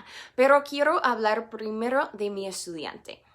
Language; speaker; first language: Spanish; non-native, fluent; English